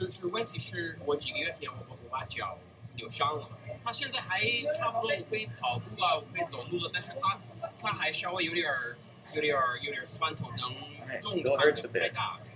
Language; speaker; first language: Chinese; non-native, fluent; English